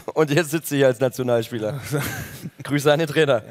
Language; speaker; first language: German; native; German